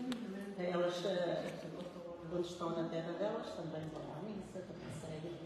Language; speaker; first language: Portuguese; early bilingual, heritage; French